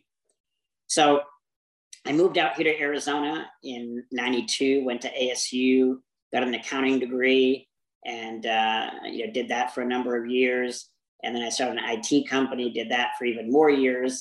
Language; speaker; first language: English; native; English